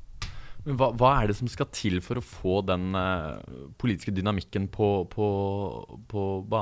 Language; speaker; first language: Norwegian; native; Norwegian